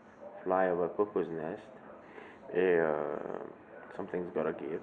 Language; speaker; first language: French; native; French